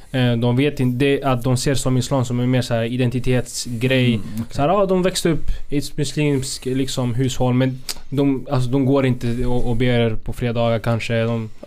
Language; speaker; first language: Swedish; non-native, fluent; Spanish